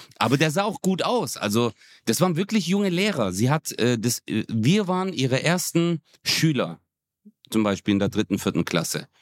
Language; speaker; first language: German; early bilingual, other home language; Turkish